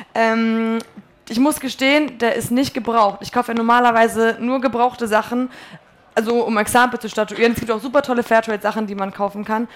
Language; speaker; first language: German; early bilingual, other home language; Polish